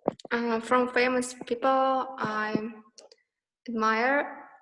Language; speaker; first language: English; non-native, learner; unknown